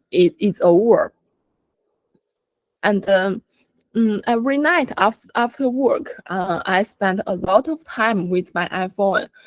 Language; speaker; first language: English; non-native, learner; Chinese